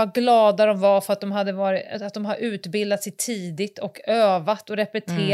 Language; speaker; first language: Swedish; native; Swedish